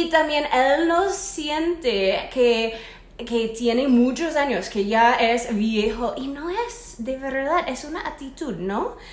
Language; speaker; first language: Spanish; non-native, fluent; English